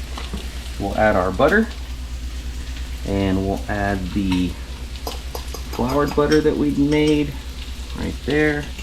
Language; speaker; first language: English; native; English